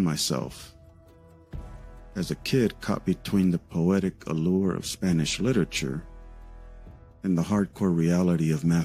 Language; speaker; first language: English; early bilingual, other home language; Spanish